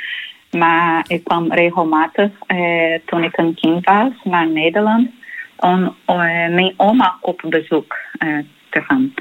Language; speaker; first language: Dutch; non-native, fluent; Portuguese